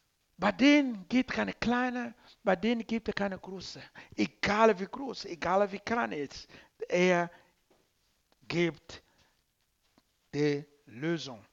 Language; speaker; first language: German; non-native, learner; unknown